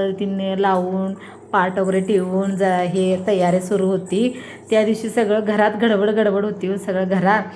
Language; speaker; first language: Marathi; non-native, local second language; Kannada